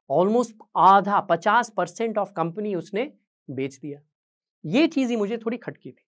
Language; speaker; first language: Hindi; native; Hindi